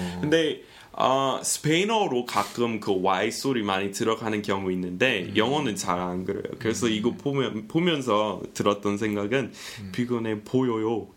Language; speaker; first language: Korean; non-native, fluent; English